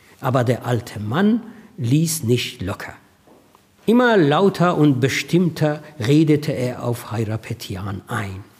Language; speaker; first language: German; non-native, fluent; Persian